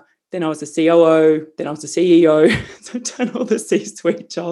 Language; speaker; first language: English; native; English